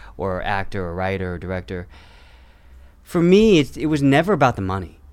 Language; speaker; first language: English; native; English